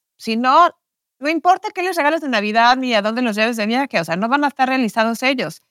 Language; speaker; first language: Spanish; native; Spanish